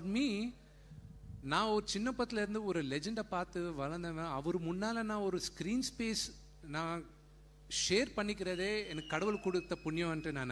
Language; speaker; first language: Tamil; non-native, fluent; Telugu